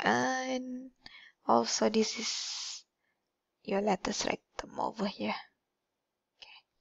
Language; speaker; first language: English; non-native, local second language; Malay